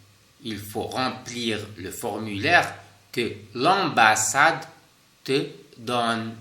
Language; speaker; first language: French; non-native, fluent; Spanish